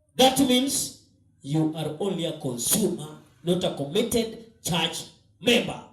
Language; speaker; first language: English; non-native, local second language; Swahili